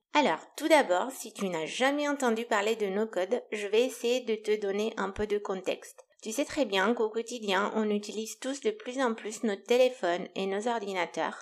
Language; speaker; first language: French; non-native, fluent; Romanian